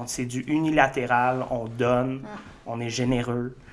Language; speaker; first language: French; native; French